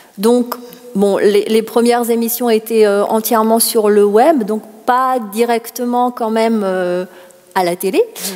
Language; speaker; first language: French; native; French